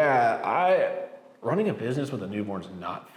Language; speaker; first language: English; native; English